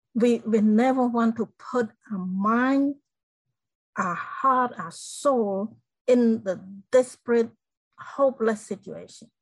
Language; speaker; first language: English; non-native, fluent; Khmer